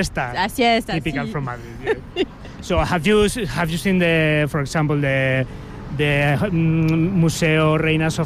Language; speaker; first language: English; non-native, fluent; Spanish